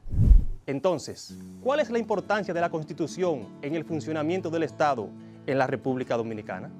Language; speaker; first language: Spanish; native; Spanish